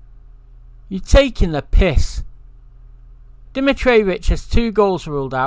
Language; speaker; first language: English; native; English